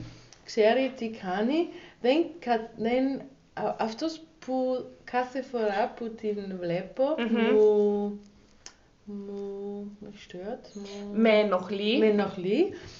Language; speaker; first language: Greek; non-native, learner; German